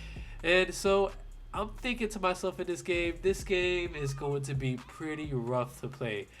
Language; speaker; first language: English; native; English